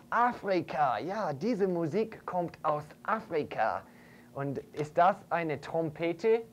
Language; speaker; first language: German; non-native, fluent; English